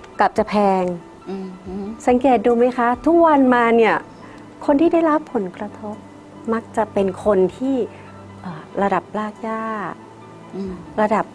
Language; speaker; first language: Thai; native; Thai